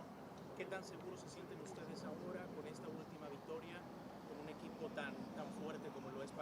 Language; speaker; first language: Spanish; native; Spanish